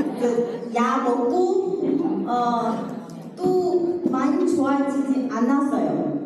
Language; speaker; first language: Korean; non-native, learner; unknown